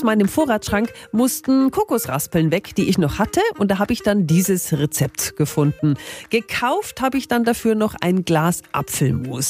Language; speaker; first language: German; native; German